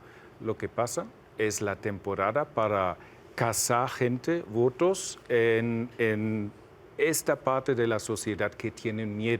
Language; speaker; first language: Spanish; non-native, fluent; German